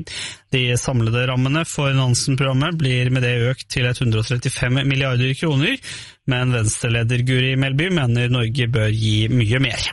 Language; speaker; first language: Norwegian; native; Norwegian